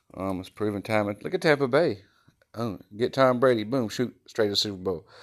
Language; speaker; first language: English; native; English